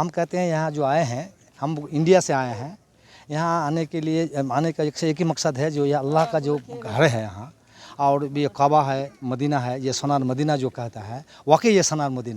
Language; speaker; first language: Hindi; non-native, local second language; Bangla